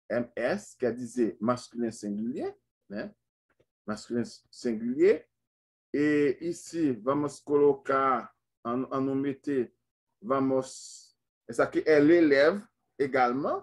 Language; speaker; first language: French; non-native, local second language; Haitian Creole